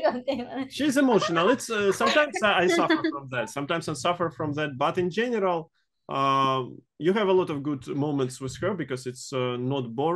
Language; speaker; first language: English; non-native, fluent; Russian